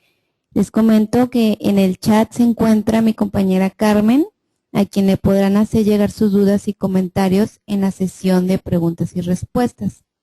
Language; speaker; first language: Spanish; native; Spanish